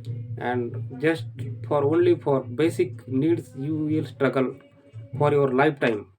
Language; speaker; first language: English; non-native, learner; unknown